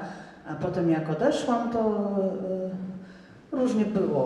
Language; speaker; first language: Polish; non-native, fluent; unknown